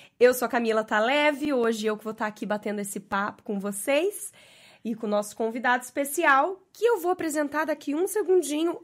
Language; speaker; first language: Portuguese; native; Portuguese